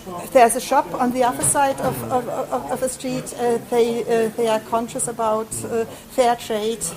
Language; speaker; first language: English; non-native, fluent; German